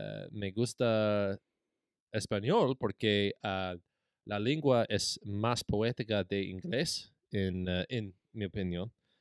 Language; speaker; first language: Spanish; non-native, learner; English